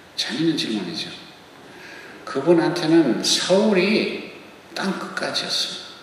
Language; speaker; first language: Korean; non-native, local second language; English